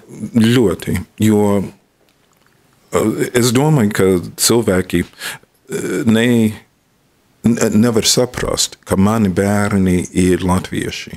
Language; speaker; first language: Latvian; non-native, fluent; English